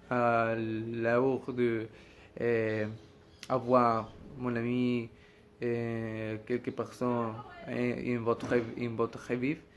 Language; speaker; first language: French; non-native, learner; Spanish